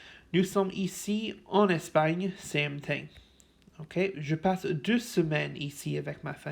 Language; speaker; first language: French; non-native, fluent; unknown